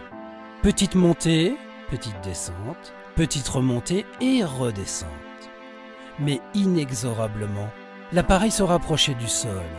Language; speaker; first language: French; native; French